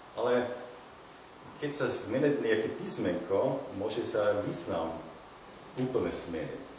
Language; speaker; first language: Slovak; non-native, learner; German